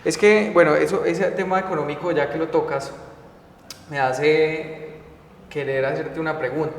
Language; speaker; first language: Spanish; native; Spanish